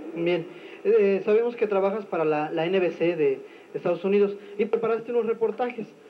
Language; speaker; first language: Spanish; native; Spanish